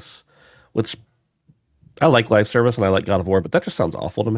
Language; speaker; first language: English; native; English